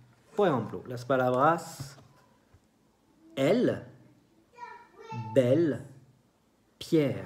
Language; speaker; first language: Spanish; non-native, fluent; French